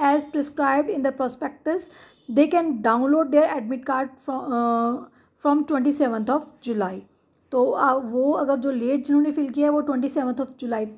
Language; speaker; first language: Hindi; non-native, local second language; Punjabi